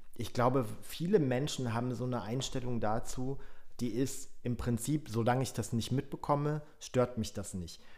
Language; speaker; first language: German; early bilingual, other home language; Polish